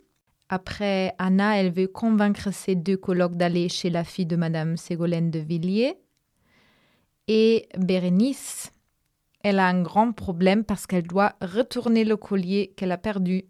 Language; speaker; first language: French; non-native, fluent; German